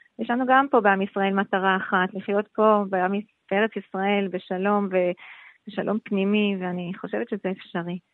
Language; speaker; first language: Hebrew; non-native, fluent; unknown